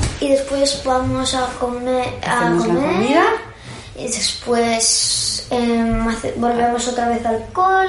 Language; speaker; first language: Spanish; early bilingual, heritage; Spanish